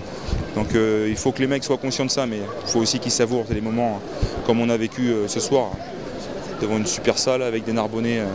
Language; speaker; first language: French; native; French